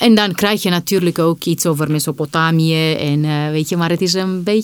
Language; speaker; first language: Dutch; non-native, fluent; Romanian